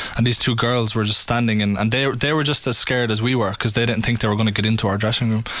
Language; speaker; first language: English; native; English